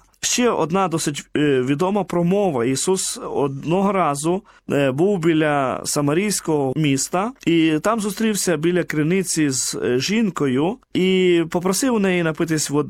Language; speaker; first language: Ukrainian; native; Ukrainian